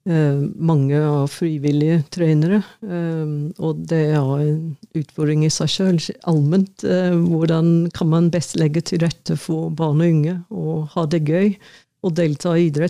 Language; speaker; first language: Norwegian; non-native, fluent; English